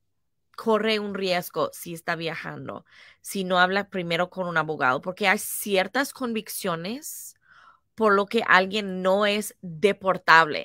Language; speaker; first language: Spanish; non-native, fluent; English